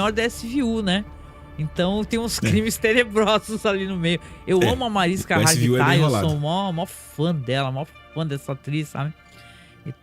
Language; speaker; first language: Portuguese; native; Portuguese